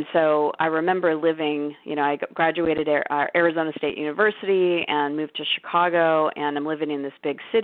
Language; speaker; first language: English; native; English